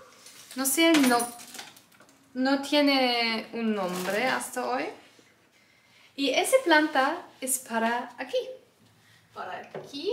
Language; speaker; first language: Spanish; non-native, learner; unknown